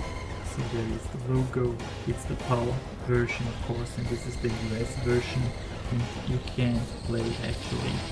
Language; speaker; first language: English; non-native, fluent; German